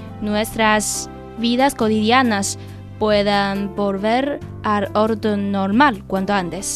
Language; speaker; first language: Spanish; non-native, fluent; Chinese